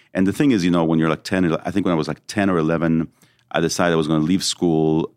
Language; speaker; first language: English; early bilingual, other home language; Hebrew